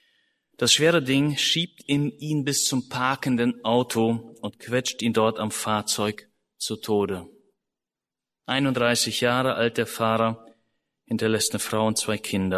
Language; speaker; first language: German; native; German